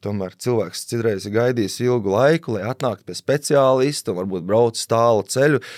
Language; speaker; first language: Latvian; native; Latvian